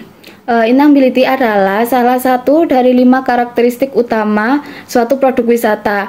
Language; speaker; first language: Indonesian; native; Indonesian